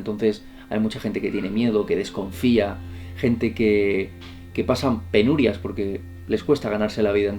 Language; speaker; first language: Spanish; native; Spanish